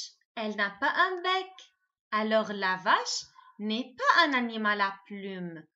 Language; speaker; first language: French; non-native, local second language; Arabic